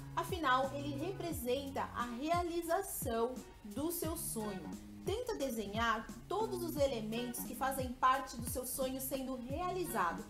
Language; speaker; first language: Portuguese; native; Portuguese